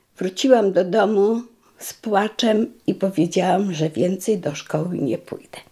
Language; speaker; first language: Polish; native; Polish